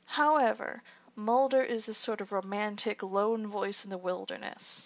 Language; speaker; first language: English; native; English